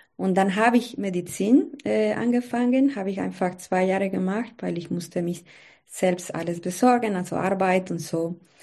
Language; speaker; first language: German; non-native, learner; Spanish